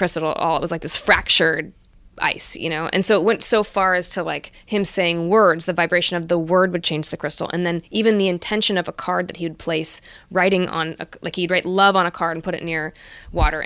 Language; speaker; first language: English; native; English